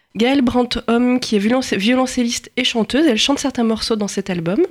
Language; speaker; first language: French; native; French